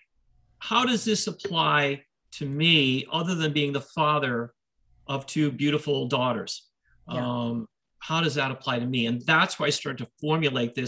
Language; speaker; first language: English; native; English